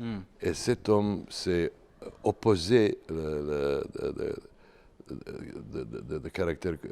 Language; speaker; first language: French; non-native, learner; Serbian